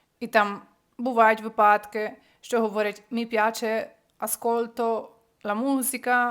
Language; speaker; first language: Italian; non-native, fluent; Ukrainian